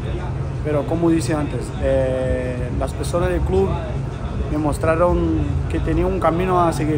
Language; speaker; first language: Spanish; non-native, learner; Portuguese